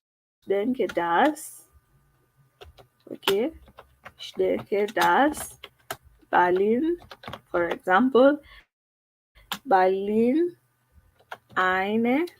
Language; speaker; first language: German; non-native, learner; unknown